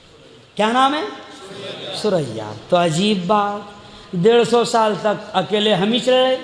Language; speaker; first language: Urdu; native; Urdu